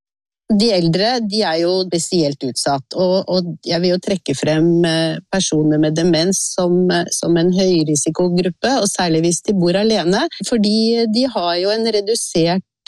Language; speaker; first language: Norwegian; native; Norwegian